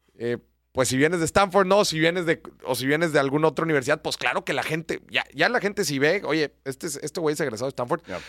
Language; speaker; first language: Spanish; native; Spanish